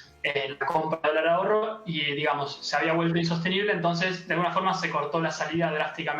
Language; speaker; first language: Spanish; native; Spanish